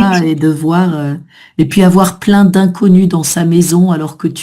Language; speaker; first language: French; native; French